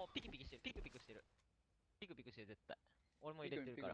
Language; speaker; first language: Japanese; native; Japanese